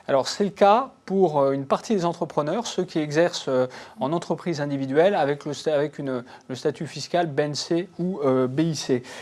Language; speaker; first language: French; native; French